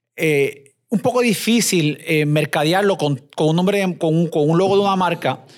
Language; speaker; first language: Spanish; native; Spanish